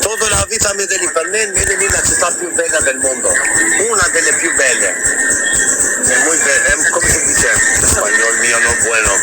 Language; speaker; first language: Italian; non-native, fluent; Albanian